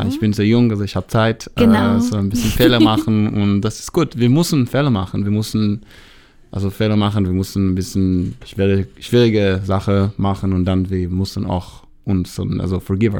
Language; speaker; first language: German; non-native, learner; Hebrew